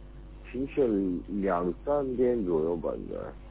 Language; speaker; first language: Chinese; non-native, learner; Korean